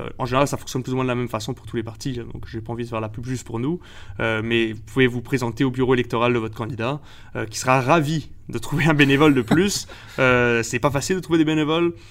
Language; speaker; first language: French; early bilingual, other home language; Spanish